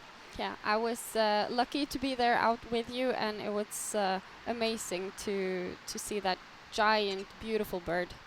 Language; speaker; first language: English; non-native, fluent; Norwegian